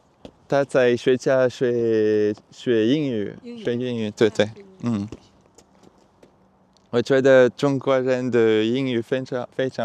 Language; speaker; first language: Chinese; non-native, learner; French